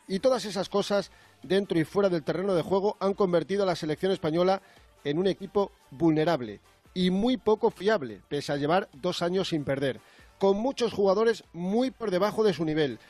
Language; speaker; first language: Spanish; native; Spanish